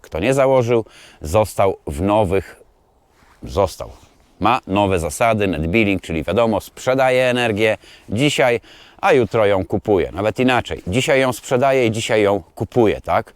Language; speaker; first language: Polish; native; Polish